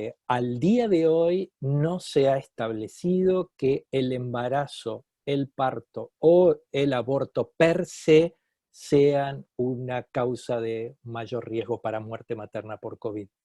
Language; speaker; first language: Spanish; native; Spanish